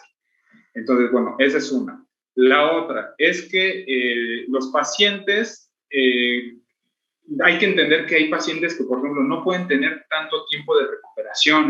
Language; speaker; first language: Spanish; native; Spanish